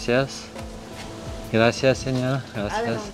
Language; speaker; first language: Spanish; non-native, learner; Romanian